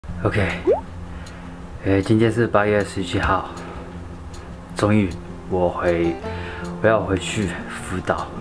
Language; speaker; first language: Chinese; non-native, learner; Japanese